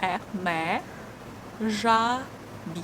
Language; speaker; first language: French; non-native, fluent; Russian